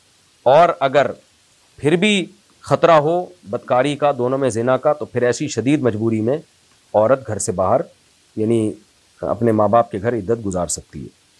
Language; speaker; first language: Urdu; native; Urdu